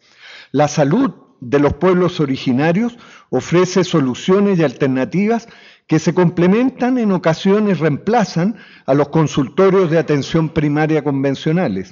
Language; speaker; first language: Spanish; native; Spanish